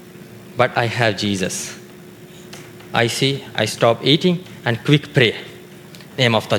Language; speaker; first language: English; non-native, learner; Urdu